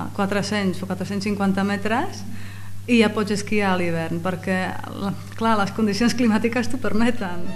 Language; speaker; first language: Catalan; non-native, fluent; Slovak